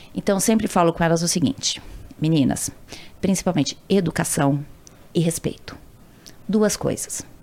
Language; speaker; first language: Portuguese; native; Portuguese